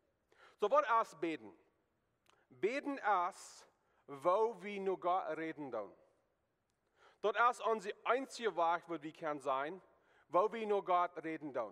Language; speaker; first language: German; non-native, learner; Plautdietsch